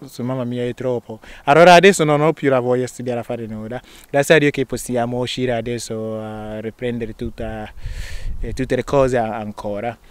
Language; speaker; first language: Italian; non-native, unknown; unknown